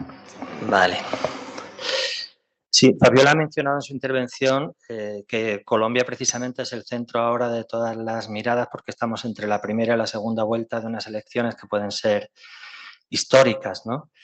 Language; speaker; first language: Spanish; native; Spanish